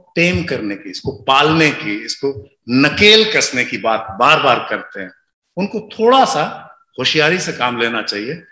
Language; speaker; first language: Hindi; non-native, local second language; Magahi